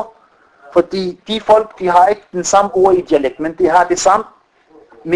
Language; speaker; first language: Danish; non-native, fluent; Arabic